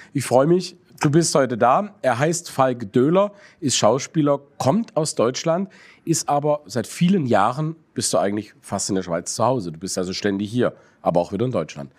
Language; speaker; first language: German; native; German